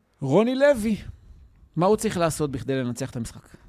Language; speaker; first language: Hebrew; native; Hebrew